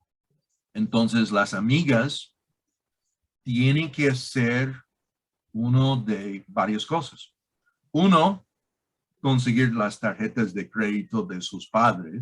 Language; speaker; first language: Spanish; non-native, fluent; English